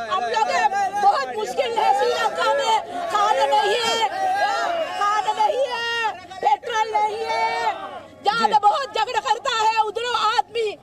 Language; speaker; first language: Hindi; non-native, learner; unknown